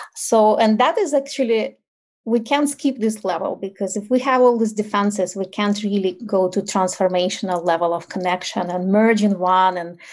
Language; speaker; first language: English; non-native, fluent; Ukrainian